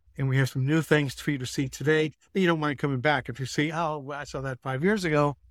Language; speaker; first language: English; native; English